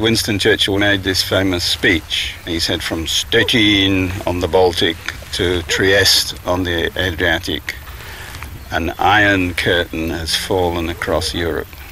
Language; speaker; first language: English; native; English